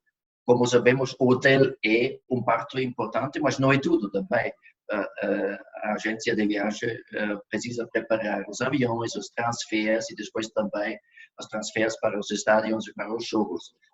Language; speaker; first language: Portuguese; non-native, fluent; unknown